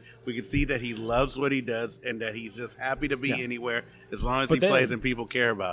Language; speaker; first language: English; native; English